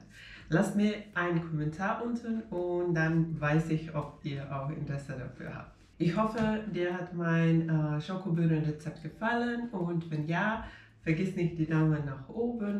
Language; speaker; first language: German; non-native, fluent; Finnish